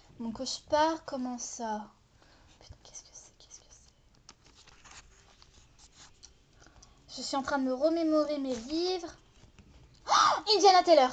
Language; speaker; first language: French; native; French